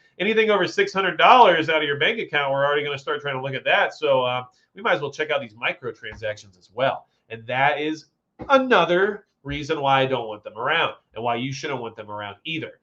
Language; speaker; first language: English; native; English